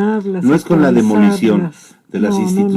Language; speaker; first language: Spanish; native; Spanish